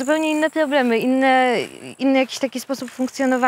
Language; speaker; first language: Polish; native; Polish